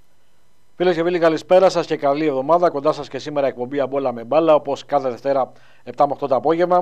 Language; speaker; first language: Greek; native; Greek